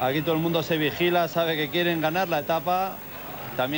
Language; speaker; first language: Spanish; native; Spanish